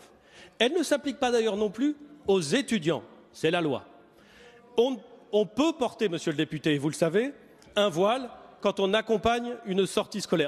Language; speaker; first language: French; native; French